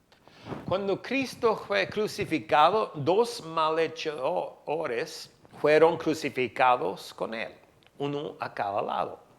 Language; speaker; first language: Spanish; non-native, fluent; English